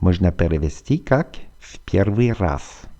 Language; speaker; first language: Russian; non-native, fluent; French